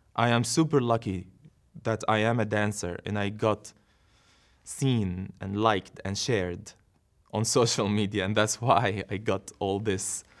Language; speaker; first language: English; non-native, fluent; Arabic